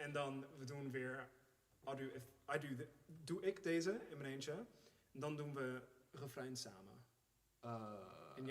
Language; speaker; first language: Dutch; non-native, fluent; English